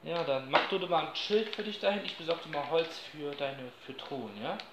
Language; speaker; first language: German; native; German